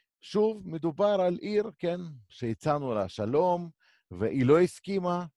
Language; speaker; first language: Hebrew; native; Hebrew